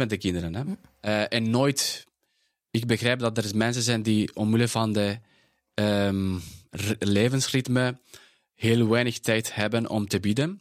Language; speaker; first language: Dutch; non-native, fluent; Spanish